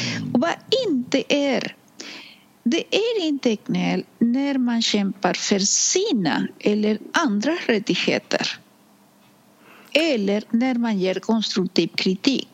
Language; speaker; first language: Swedish; non-native, fluent; Spanish